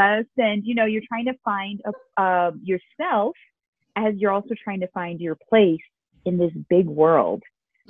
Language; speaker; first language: English; early bilingual, other home language; Urdu